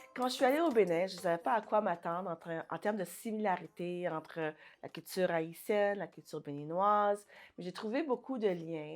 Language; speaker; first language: French; early bilingual, other home language; Haitian Creole